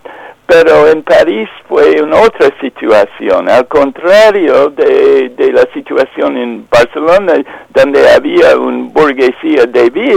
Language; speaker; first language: Spanish; non-native, fluent; English